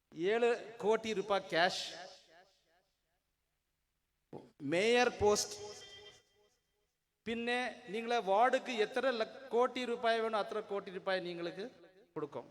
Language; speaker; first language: Malayalam; non-native, learner; Urdu